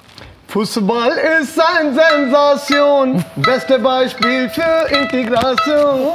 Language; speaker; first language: German; non-native, learner; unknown